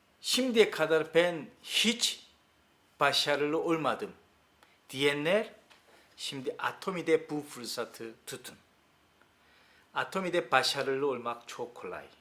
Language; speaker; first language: Turkish; non-native, learner; Korean